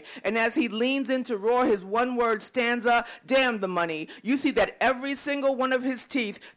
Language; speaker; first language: English; native; English